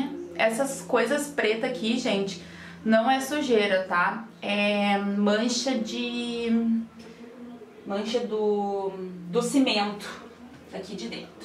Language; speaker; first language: Portuguese; native; Portuguese